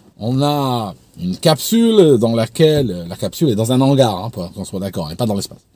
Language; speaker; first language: French; non-native, local second language; Arabic